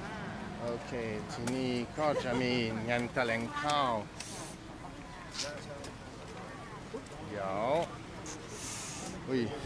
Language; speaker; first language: Thai; non-native, fluent; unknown